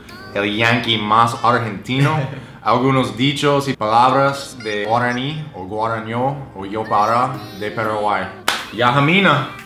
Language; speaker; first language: Spanish; non-native, fluent; English